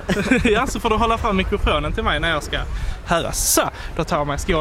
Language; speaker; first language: Swedish; native; Swedish